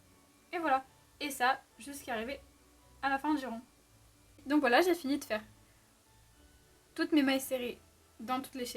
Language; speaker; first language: French; native; French